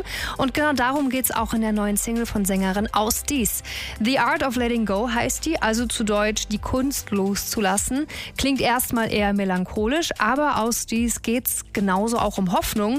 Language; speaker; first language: German; native; German